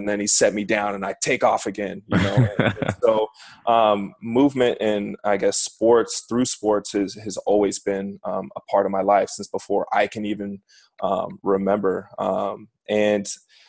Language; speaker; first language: English; native; English